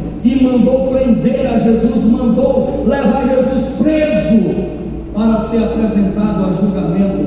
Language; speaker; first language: Portuguese; native; Portuguese